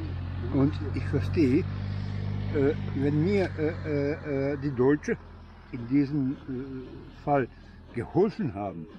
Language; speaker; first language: German; non-native, fluent; Bosnian